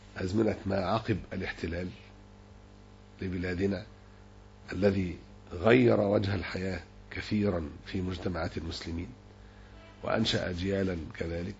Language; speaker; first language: Arabic; native; Arabic